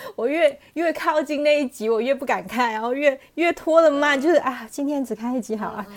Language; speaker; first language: Chinese; non-native, local second language; Cantonese